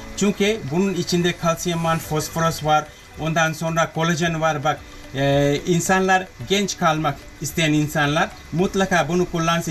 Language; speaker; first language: Turkish; non-native, learner; English